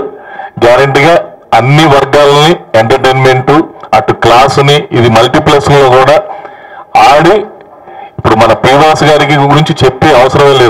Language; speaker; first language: Telugu; native; Telugu